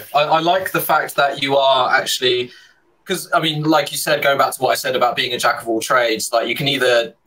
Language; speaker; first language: English; native; English